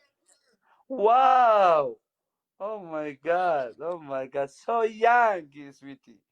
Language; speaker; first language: English; non-native, learner; Somali